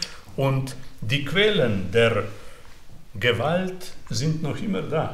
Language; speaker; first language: German; non-native, fluent; Slovenian